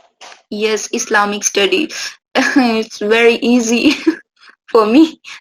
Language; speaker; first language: English; non-native, local second language; Urdu